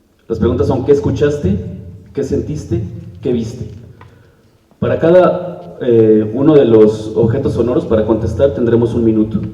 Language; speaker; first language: Spanish; native; Spanish